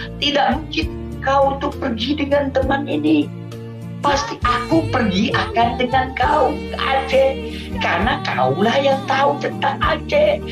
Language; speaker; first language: Indonesian; non-native, local second language; Achinese